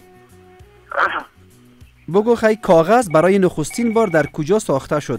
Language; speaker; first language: Persian; native; Persian